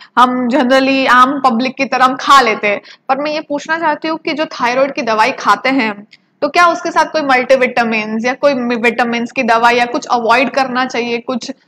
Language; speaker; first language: Hindi; non-native, local second language; Gujarati